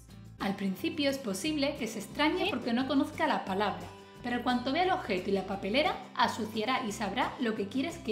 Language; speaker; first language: Spanish; native; Spanish